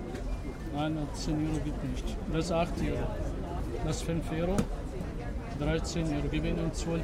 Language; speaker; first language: German; non-native, learner; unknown